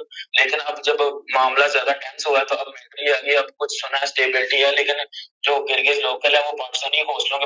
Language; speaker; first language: Urdu; native; Urdu